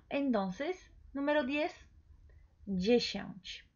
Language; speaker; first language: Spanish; non-native, fluent; Polish